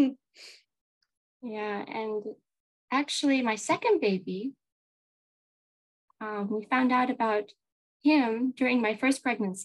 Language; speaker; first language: English; non-native, local second language; Japanese